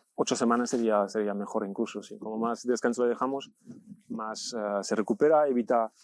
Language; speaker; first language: Spanish; non-native, fluent; French